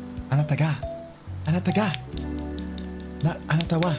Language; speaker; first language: Japanese; non-native, learner; English